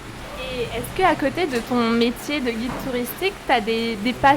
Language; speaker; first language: French; native; French